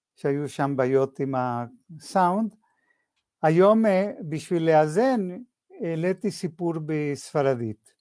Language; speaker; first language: Hebrew; non-native, fluent; Spanish